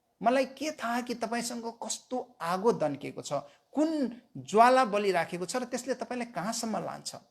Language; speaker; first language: Nepali; non-native, local second language; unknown